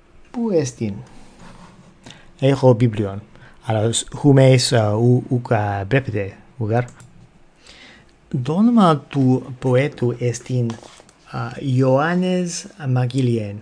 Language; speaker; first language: Greek; non-native, fluent; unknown